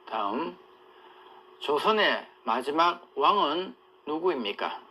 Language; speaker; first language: Korean; native; Korean